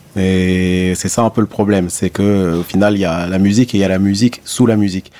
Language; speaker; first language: French; non-native, local second language; Arabic